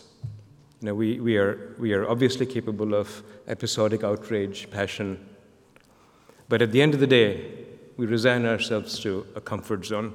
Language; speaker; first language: English; non-native, local second language; Bangla